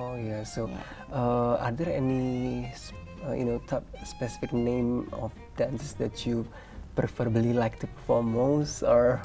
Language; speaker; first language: English; non-native, fluent; Indonesian